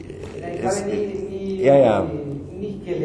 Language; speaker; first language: German; non-native, learner; Spanish